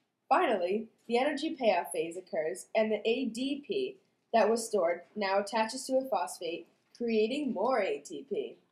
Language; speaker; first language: English; native; English